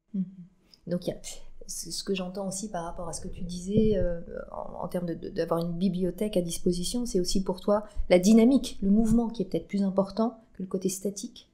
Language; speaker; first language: French; native; French